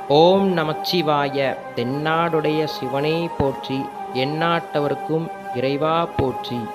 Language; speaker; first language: Tamil; native; Tamil